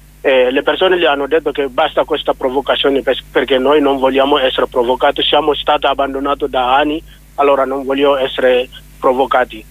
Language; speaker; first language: Italian; non-native, learner; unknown